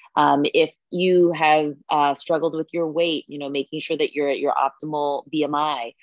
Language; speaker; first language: English; native; English